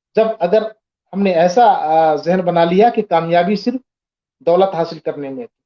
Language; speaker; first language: Urdu; native; Urdu